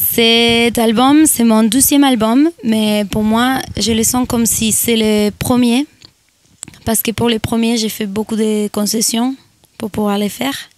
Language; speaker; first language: French; non-native, fluent; Spanish